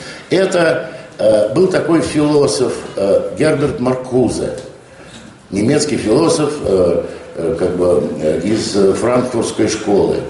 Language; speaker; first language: Russian; native; Russian